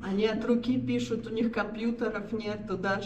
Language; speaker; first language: Russian; native; Russian